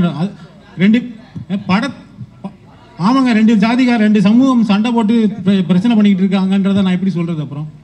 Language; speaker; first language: Tamil; native; Tamil